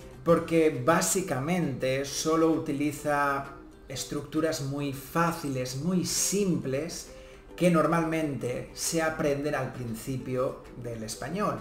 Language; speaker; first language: Spanish; native; Spanish